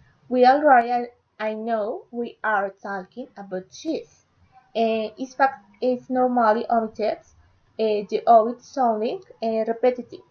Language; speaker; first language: English; non-native, learner; Spanish